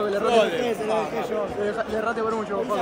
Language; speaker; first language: Spanish; native; Spanish